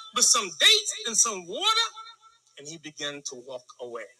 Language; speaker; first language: English; native; English